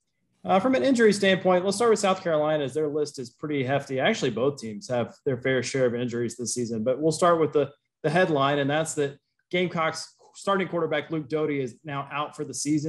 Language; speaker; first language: English; native; English